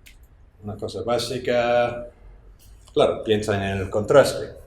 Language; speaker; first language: Spanish; non-native, fluent; English